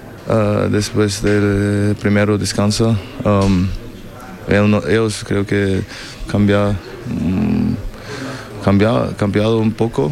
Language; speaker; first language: Spanish; non-native, learner; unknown